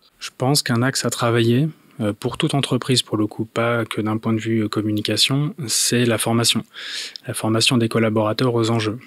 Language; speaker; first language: French; native; French